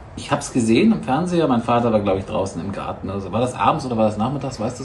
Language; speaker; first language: German; native; German